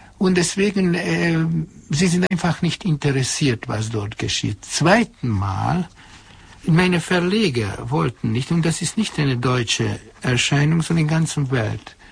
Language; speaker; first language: German; non-native, fluent; Hungarian